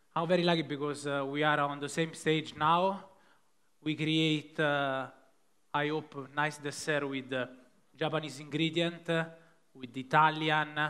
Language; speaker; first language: English; non-native, fluent; Italian